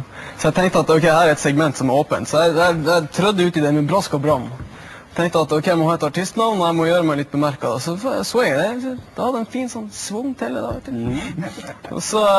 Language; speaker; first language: Norwegian; native; Norwegian